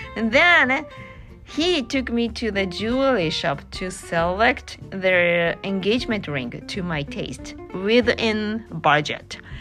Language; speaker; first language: English; non-native, learner; Japanese